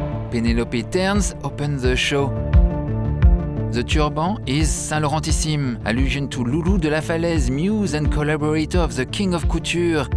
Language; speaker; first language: English; non-native, fluent; French